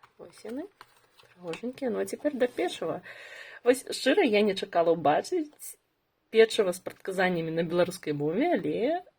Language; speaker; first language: Belarusian; non-native, local second language; Russian